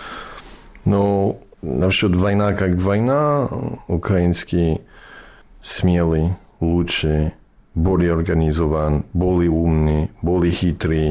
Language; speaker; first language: Russian; non-native, fluent; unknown